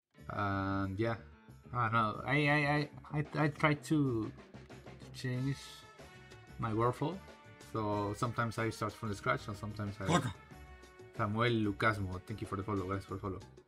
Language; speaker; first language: English; non-native, learner; Spanish